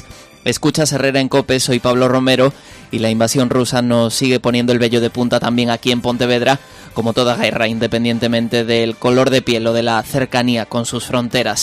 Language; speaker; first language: Spanish; native; Spanish